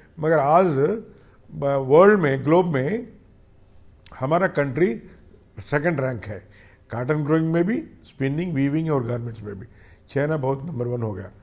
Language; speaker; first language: Hindi; non-native, local second language; Telugu